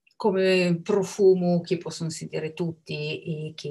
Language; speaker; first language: Italian; non-native, fluent; Russian